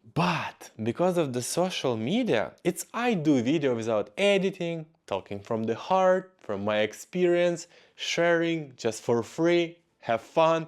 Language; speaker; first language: English; non-native, fluent; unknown